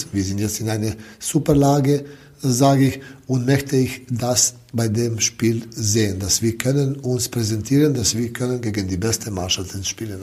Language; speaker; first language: German; non-native, learner; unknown